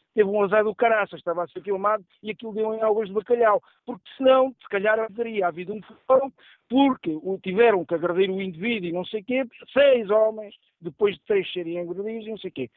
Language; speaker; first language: Portuguese; native; Portuguese